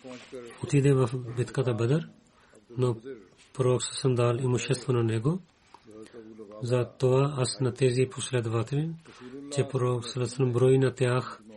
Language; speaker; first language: Bulgarian; non-native, learner; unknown